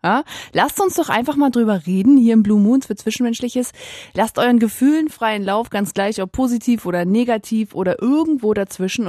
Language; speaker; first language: German; native; German